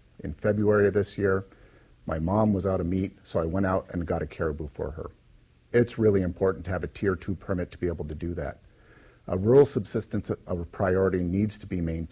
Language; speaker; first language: English; native; English